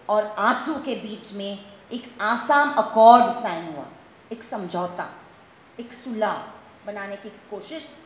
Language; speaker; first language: Hindi; non-native, local second language; Gujarati